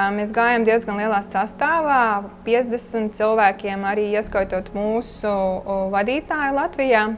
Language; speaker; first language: Latvian; early bilingual, heritage; Latvian